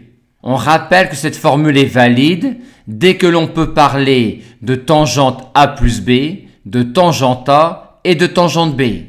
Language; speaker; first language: French; native; French